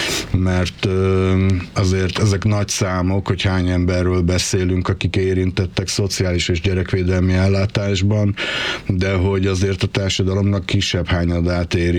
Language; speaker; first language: Hungarian; native; Hungarian